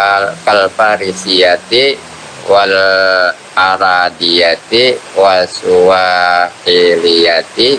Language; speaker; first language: Arabic; non-native, learner; Indonesian